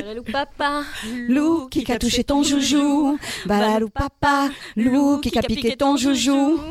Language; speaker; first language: French; native; French